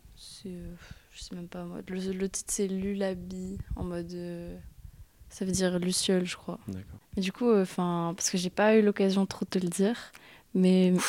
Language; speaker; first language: French; native; French